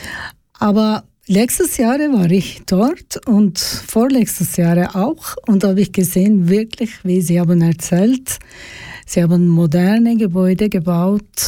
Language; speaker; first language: German; non-native, learner; Georgian